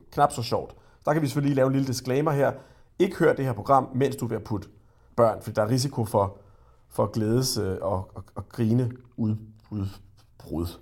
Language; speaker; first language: Danish; native; Danish